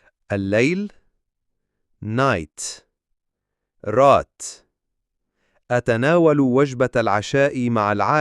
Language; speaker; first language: Arabic; non-native, fluent; Urdu